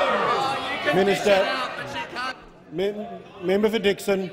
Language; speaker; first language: English; native; English